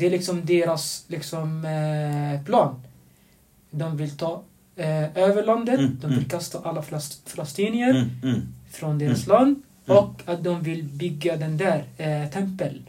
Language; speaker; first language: Swedish; non-native, fluent; Arabic